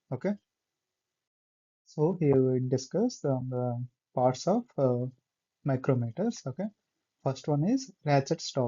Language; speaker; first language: English; non-native, local second language; Telugu